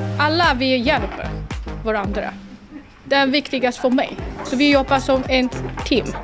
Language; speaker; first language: Swedish; non-native, fluent; Chinese